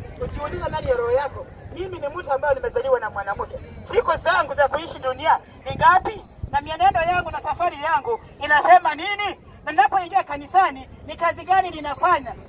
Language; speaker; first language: Swahili; non-native, local second language; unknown